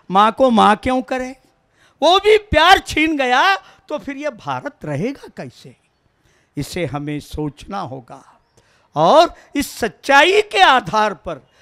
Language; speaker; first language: Hindi; non-native, local second language; Kannada